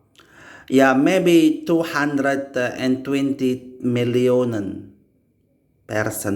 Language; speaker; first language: English; non-native, learner; Indonesian